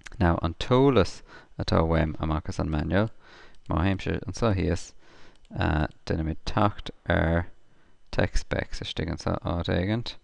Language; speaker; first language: Irish; native; Irish